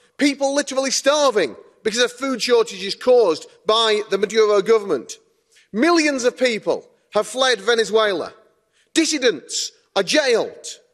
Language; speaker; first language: English; native; English